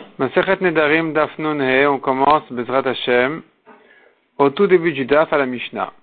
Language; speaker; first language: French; native; French